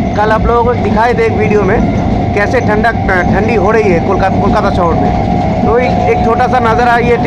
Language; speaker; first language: Hindi; native; Hindi